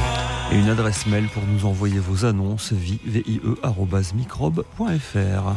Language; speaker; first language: French; native; French